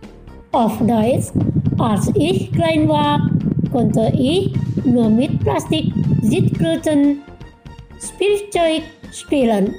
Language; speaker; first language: German; non-native, fluent; Indonesian